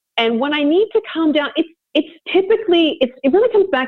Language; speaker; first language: English; native; English